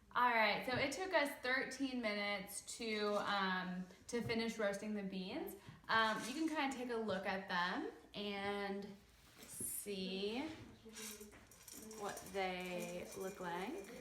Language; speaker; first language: English; early bilingual, other home language; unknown